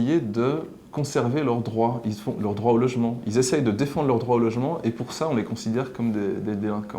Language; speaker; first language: French; native; French